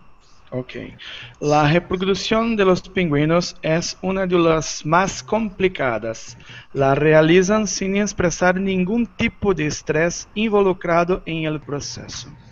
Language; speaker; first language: Spanish; non-native, learner; Portuguese